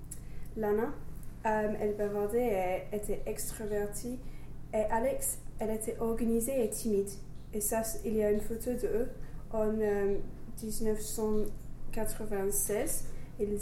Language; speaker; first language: French; non-native, learner; English